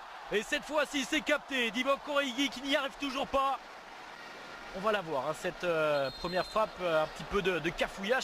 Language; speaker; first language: French; native; French